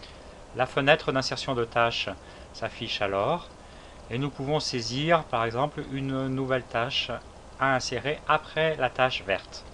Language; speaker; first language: French; native; French